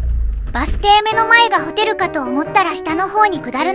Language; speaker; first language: Japanese; native; Japanese